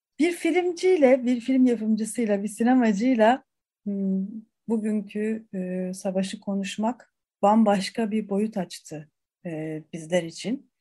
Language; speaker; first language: Turkish; native; Turkish